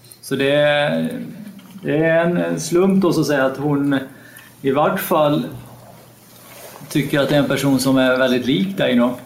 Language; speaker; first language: Swedish; native; Swedish